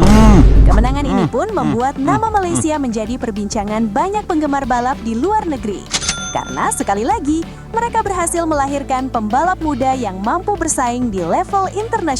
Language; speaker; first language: Indonesian; native; Indonesian